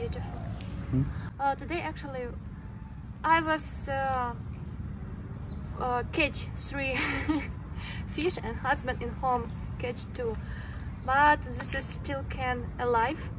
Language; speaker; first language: English; non-native, learner; Ukrainian